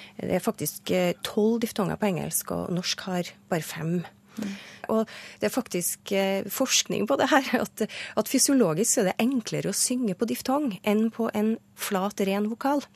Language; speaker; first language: Norwegian; native; Norwegian